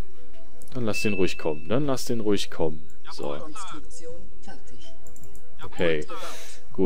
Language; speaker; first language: German; native; German